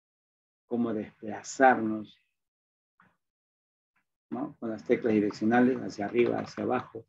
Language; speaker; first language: Spanish; native; Spanish